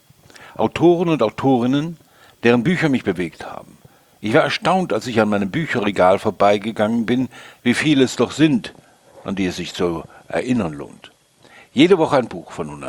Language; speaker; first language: German; native; German